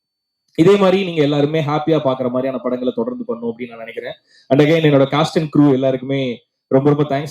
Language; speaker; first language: Tamil; native; Tamil